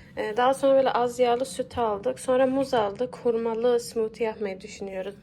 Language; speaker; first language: Turkish; early bilingual, heritage; Turkish